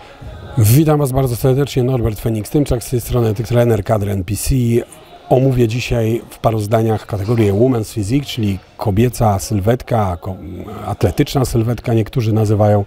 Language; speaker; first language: Polish; native; Polish